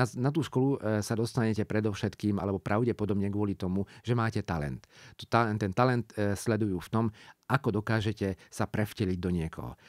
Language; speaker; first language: Slovak; non-native, local second language; Hungarian